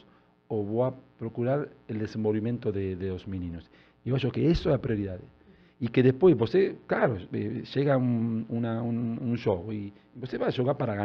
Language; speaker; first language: Portuguese; non-native, learner; Spanish